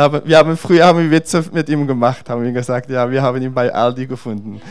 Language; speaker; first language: German; non-native, fluent; Dutch